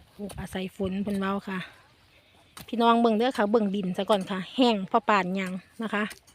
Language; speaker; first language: Thai; native; Thai